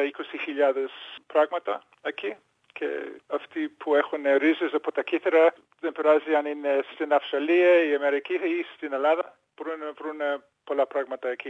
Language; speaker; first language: Greek; early bilingual, heritage; English